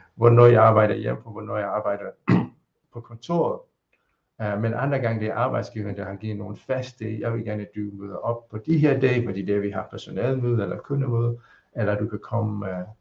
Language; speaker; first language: Danish; non-native, fluent; English